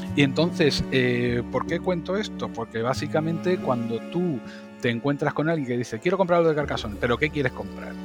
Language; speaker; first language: Spanish; native; Spanish